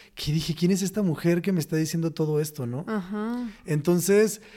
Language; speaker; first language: Spanish; native; Spanish